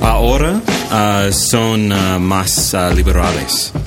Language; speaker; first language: Spanish; non-native, learner; English